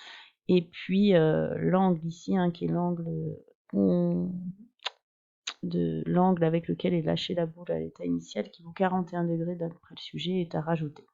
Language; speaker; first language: French; native; French